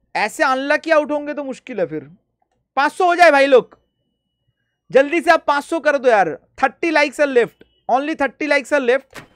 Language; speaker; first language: Hindi; non-native, local second language; Bangla